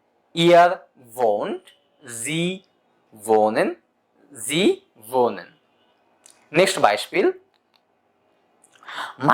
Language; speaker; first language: German; non-native, learner; Bangla